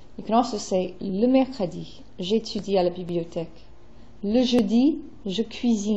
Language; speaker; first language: French; non-native, fluent; English